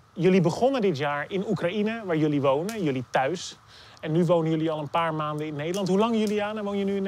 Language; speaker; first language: Dutch; native; Dutch